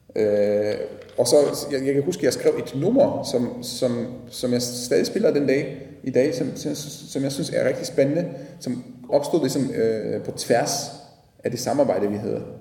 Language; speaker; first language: Danish; non-native, fluent; Polish